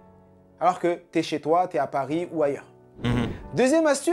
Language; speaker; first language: French; native; French